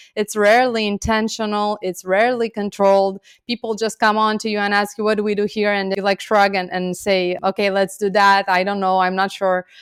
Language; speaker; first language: English; non-native, fluent; Romanian